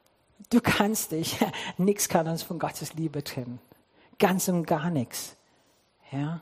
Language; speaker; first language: German; non-native, fluent; English